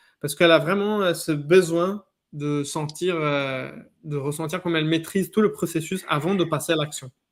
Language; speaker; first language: French; non-native, fluent; Portuguese